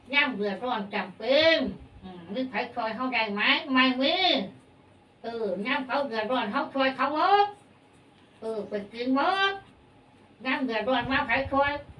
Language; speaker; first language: Thai; native; Thai